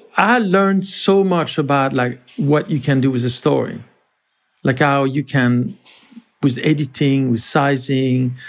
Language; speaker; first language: English; non-native, fluent; French